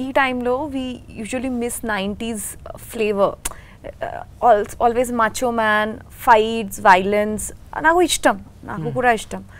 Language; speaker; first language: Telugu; non-native, learner; Bangla